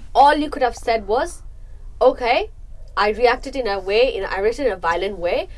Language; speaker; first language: English; non-native, local second language; Nepali